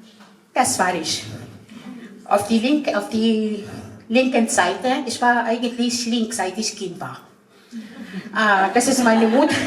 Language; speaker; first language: German; non-native, fluent; Arabic